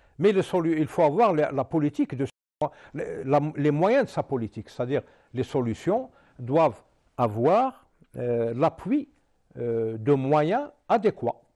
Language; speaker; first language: French; non-native, local second language; Arabic